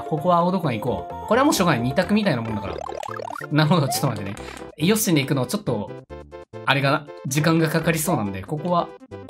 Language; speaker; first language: Japanese; native; Japanese